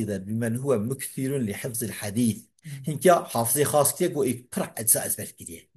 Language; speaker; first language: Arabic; non-native, learner; Kurdish